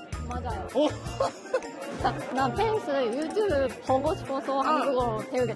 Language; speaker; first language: Korean; non-native, learner; Japanese